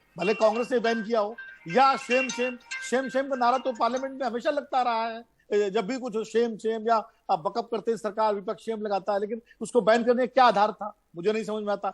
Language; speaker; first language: Hindi; native; Hindi